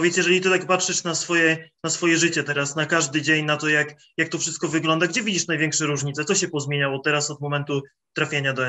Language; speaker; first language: Polish; native; Polish